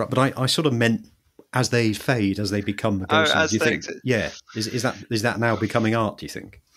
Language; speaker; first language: English; native; English